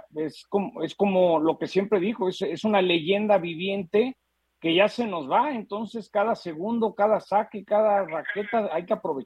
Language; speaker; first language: Spanish; native; Spanish